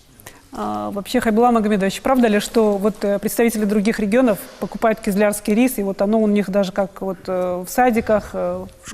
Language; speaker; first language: Russian; native; Russian